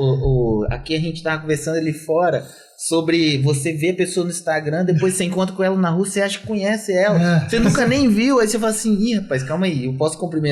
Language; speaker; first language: Portuguese; native; Portuguese